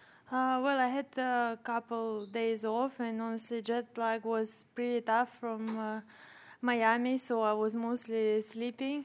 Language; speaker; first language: English; non-native, fluent; Russian